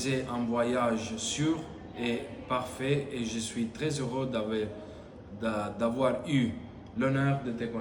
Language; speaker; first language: French; non-native, learner; Italian